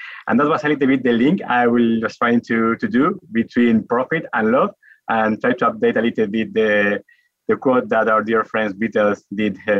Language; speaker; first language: English; non-native, fluent; Spanish